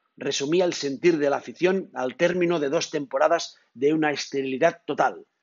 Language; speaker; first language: Spanish; non-native, local second language; Catalan